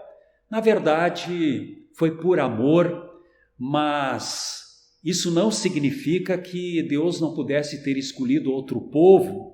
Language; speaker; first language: Portuguese; native; Portuguese